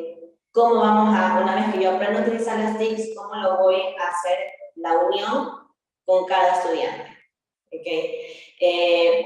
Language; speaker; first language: Spanish; native; Spanish